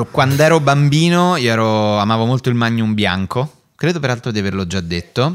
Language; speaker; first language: Italian; native; Italian